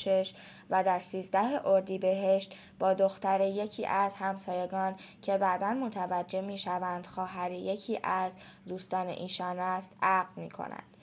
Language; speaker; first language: Persian; native; Persian